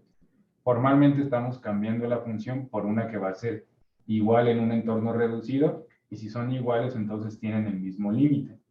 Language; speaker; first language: Spanish; native; Spanish